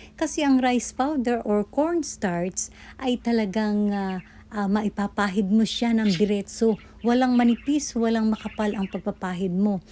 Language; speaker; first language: Filipino; native; Filipino